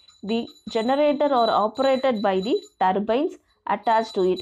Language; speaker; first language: English; non-native, local second language; Tamil